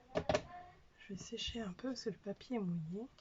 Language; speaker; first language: French; native; French